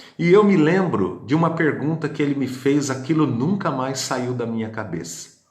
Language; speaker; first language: Portuguese; native; Portuguese